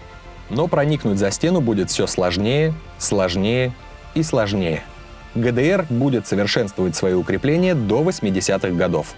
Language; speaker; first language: Russian; native; Russian